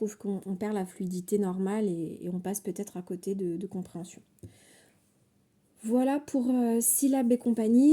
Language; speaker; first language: French; native; French